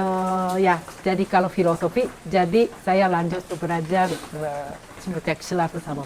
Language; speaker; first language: Indonesian; non-native, fluent; Japanese